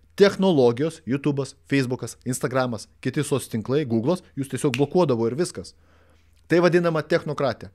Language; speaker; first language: Lithuanian; non-native, local second language; Russian